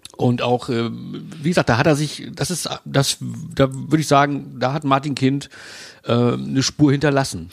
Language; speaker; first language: German; native; German